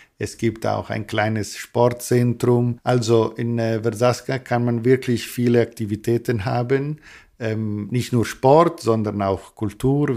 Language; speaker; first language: German; non-native, local second language; Italian